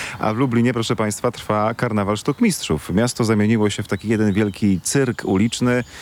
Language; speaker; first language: Polish; native; Polish